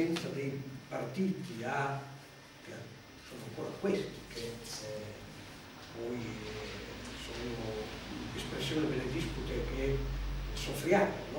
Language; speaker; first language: Italian; native; Italian